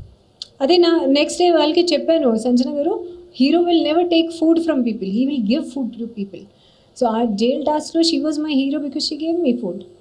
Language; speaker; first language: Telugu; non-native, learner; Hindi